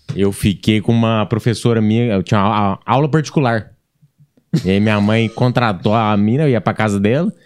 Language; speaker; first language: Portuguese; native; Portuguese